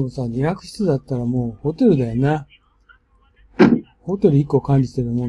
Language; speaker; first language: Japanese; native; Japanese